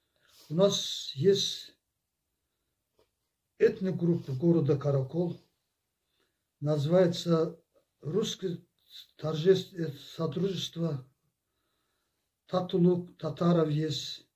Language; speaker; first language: Russian; non-native, local second language; Azerbaijani